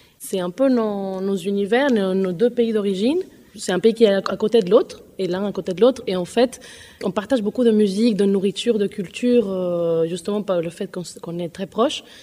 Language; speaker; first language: French; non-native, fluent; Spanish